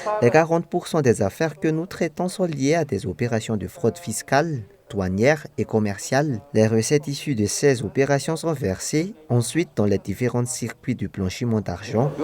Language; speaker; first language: French; non-native, local second language; Malagasy